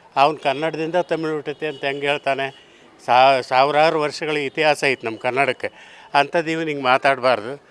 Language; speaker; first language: Kannada; native; Kannada